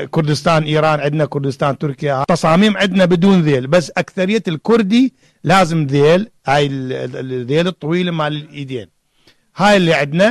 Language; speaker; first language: Arabic; non-native, local second language; Kurdish